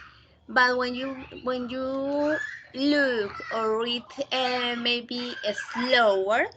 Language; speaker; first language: English; non-native, fluent; Spanish